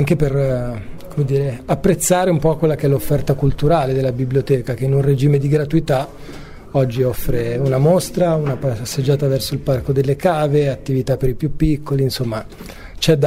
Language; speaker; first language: Italian; native; Italian